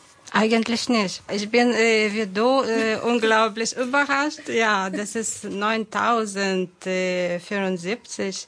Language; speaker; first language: German; non-native, fluent; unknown